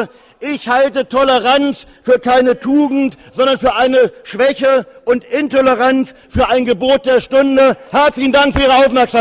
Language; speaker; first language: German; native; German